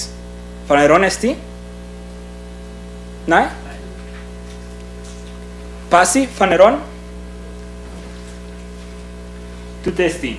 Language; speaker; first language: Greek; non-native, fluent; Spanish